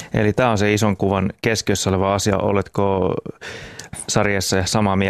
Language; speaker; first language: Finnish; native; Finnish